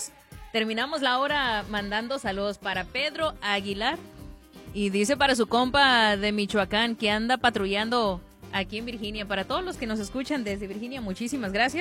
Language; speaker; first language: Spanish; native; Spanish